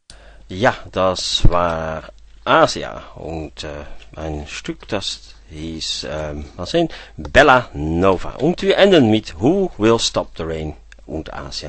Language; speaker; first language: German; non-native, fluent; Dutch